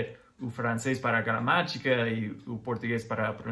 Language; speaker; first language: Portuguese; non-native, fluent; English